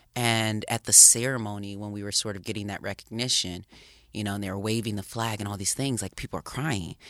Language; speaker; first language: English; native; English